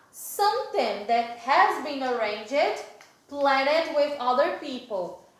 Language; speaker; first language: English; non-native, fluent; Portuguese